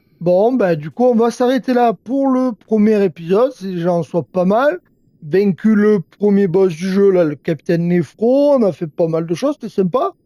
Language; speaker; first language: French; native; French